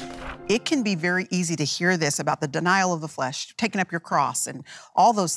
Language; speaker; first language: English; native; English